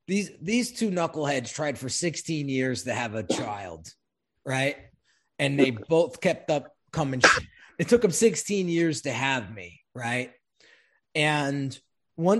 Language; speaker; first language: English; native; English